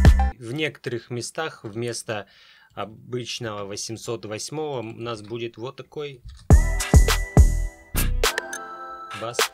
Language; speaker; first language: Russian; native; Russian